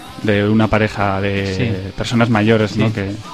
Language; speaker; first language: Spanish; native; Spanish